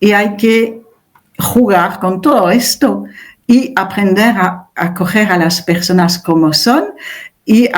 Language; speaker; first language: Spanish; non-native, fluent; French